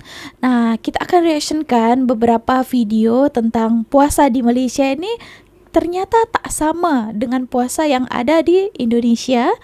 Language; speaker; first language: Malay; non-native, local second language; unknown